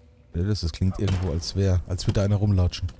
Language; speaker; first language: German; native; German